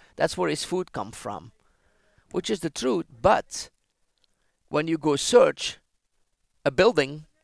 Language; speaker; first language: English; non-native, fluent; Dutch